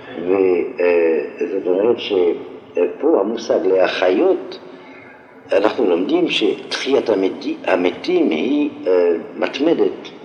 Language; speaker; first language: Hebrew; non-native, fluent; French